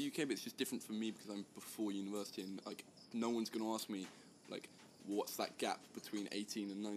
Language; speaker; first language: English; native; English